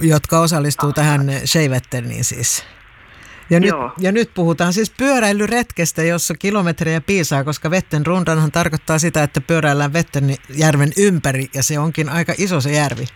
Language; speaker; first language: Finnish; native; Finnish